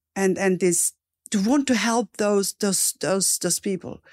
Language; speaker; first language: English; non-native, fluent; German